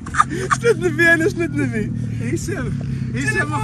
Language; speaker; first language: Arabic; native; Arabic